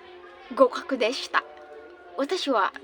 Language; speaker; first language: Japanese; non-native, learner; Indonesian